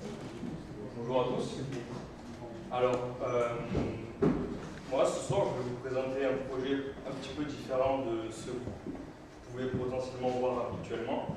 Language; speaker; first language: French; native; French